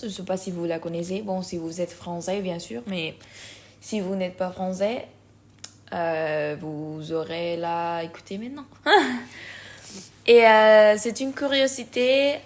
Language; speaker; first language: French; non-native, learner; Spanish